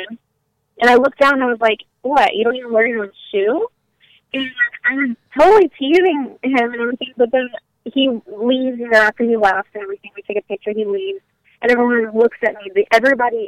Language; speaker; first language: English; native; English